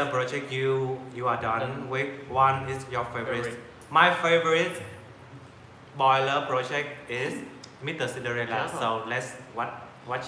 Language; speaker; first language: English; non-native, learner; Vietnamese